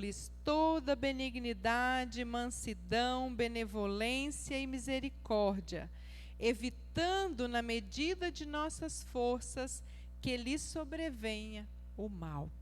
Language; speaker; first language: Portuguese; native; Portuguese